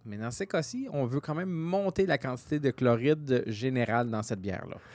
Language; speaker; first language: French; native; French